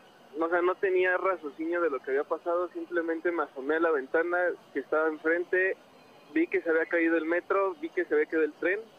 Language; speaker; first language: Spanish; native; Spanish